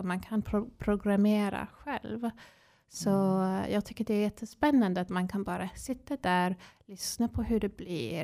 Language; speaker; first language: Swedish; non-native, fluent; English